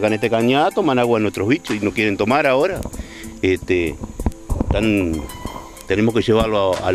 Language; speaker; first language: Spanish; native; Spanish